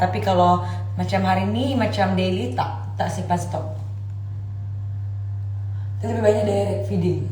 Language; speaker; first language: Malay; native; Malay